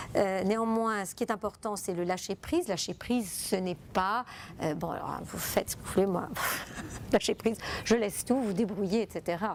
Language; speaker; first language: French; non-native, fluent; Italian